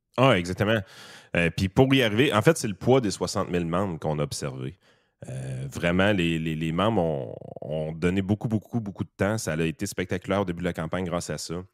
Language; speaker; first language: French; native; French